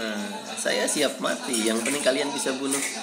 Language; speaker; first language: Indonesian; native; Indonesian